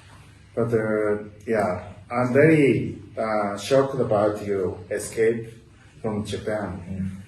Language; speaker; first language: English; non-native, learner; Japanese